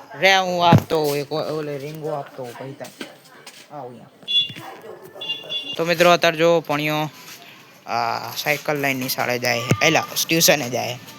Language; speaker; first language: Gujarati; native; Gujarati